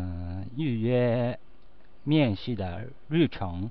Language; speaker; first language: Chinese; non-native, learner; Japanese